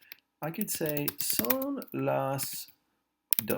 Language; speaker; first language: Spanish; non-native, fluent; English